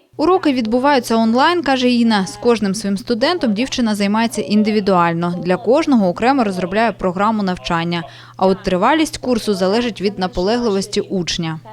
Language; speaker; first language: Ukrainian; native; Ukrainian